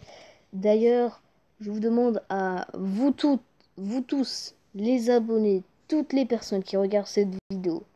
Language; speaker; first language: French; native; French